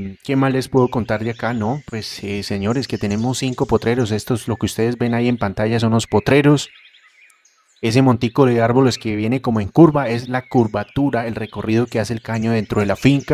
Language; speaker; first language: Spanish; native; Spanish